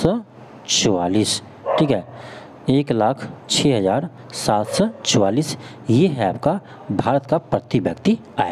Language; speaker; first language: Hindi; native; Hindi